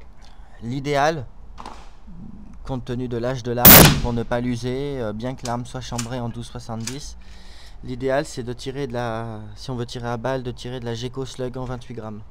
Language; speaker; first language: French; native; French